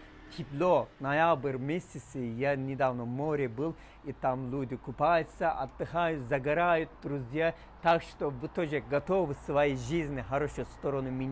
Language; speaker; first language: Russian; non-native, learner; Turkish